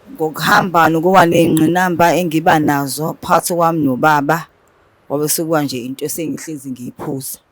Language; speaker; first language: Zulu; native; Zulu